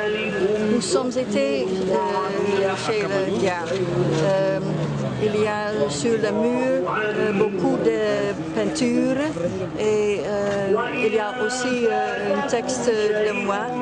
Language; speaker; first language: French; non-native, learner; Dutch